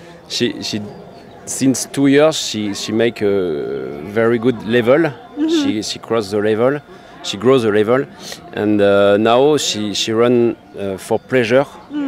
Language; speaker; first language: English; non-native, fluent; French